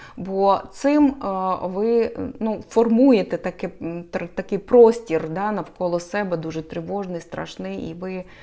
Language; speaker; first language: Ukrainian; non-native, local second language; Russian